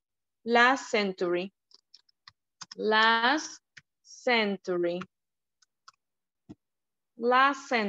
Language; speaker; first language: English; non-native, learner; Spanish